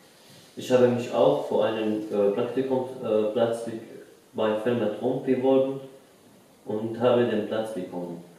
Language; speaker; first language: German; non-native, learner; Arabic